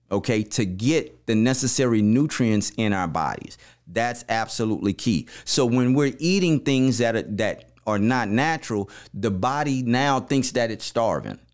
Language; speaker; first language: English; native; English